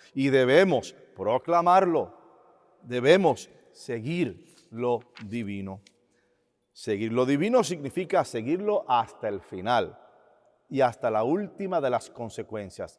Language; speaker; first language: Spanish; native; Spanish